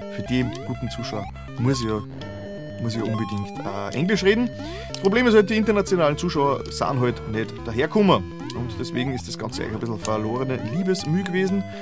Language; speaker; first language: German; native; German